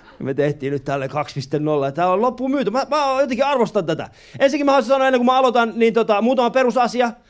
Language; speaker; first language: Finnish; early bilingual, other home language; Persian